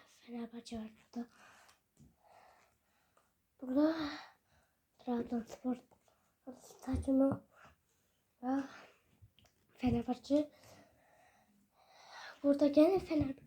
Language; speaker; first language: Turkish; early bilingual, heritage; Turkish